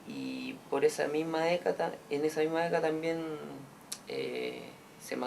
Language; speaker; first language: Spanish; native; Spanish